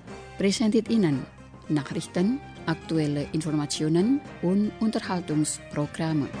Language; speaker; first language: German; non-native, fluent; Indonesian